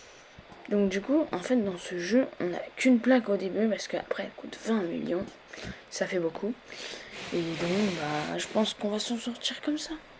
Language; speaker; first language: French; native; French